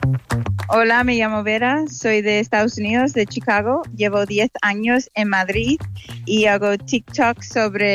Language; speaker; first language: Spanish; non-native, fluent; English